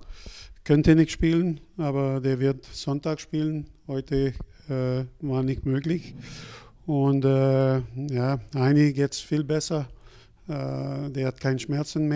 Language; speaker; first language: German; non-native, fluent; French